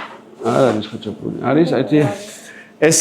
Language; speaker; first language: Georgian; non-native, learner; French